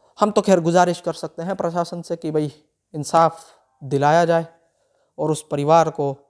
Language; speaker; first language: Hindi; non-native, local second language; Gujarati